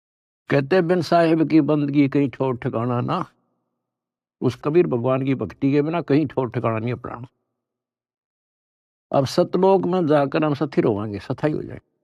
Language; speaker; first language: Hindi; native; Hindi